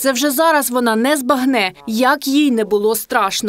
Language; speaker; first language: Ukrainian; native; Ukrainian